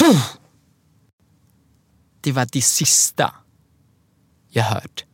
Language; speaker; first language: Swedish; non-native, learner; Arabic